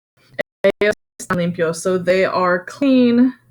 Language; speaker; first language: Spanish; non-native, fluent; English